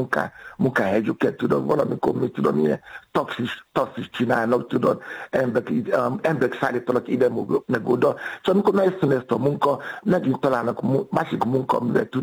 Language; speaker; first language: Hungarian; non-native, fluent; Yoruba